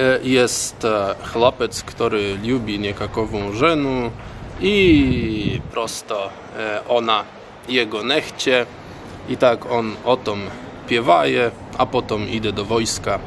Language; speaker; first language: Polish; non-native, learner; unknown